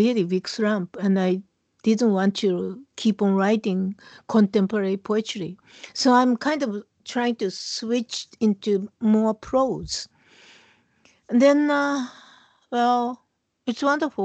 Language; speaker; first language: English; non-native, fluent; Japanese